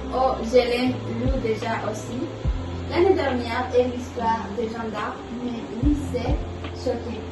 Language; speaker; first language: French; non-native, learner; Spanish